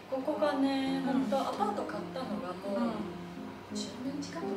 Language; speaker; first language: Japanese; non-native, fluent; Chinese